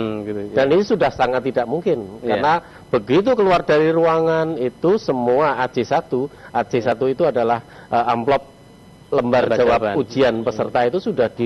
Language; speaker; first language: Indonesian; native; Indonesian